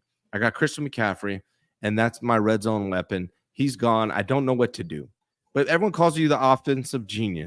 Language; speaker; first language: English; native; English